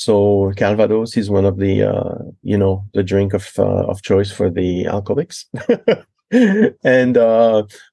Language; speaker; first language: English; non-native, fluent; French